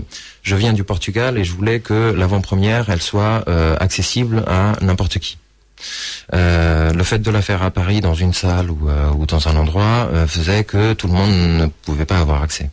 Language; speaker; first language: French; early bilingual, other home language; Portuguese